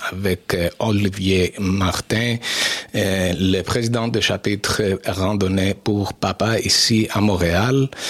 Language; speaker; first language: French; non-native, fluent; English